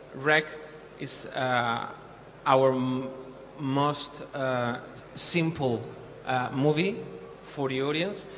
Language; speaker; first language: English; non-native, fluent; Spanish